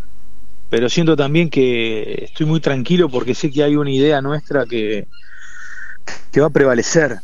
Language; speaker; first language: Spanish; native; Spanish